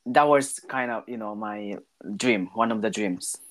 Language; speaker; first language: English; non-native, learner; Japanese